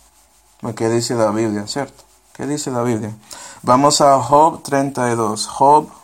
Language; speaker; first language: Spanish; non-native, fluent; English